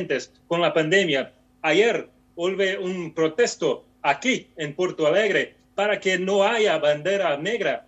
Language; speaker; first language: Spanish; non-native, fluent; Portuguese